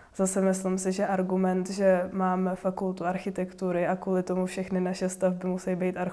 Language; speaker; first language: Czech; native; Czech